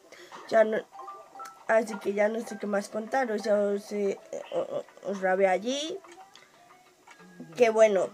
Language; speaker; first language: Spanish; native; Spanish